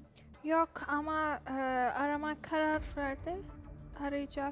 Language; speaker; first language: Turkish; non-native, learner; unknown